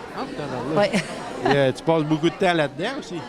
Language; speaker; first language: French; native; French